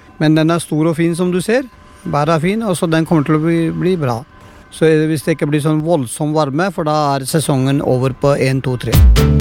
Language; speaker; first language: Norwegian; non-native, fluent; Punjabi